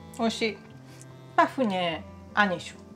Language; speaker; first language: Polish; non-native, learner; Japanese